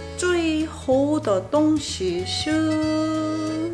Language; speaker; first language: Chinese; non-native, learner; Korean